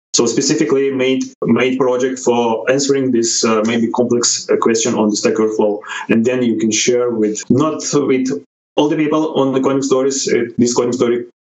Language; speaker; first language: English; non-native, fluent; Ukrainian